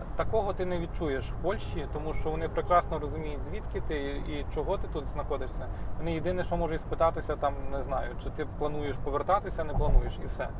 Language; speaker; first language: Ukrainian; native; Ukrainian